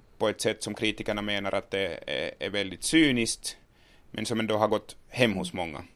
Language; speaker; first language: Swedish; native; Swedish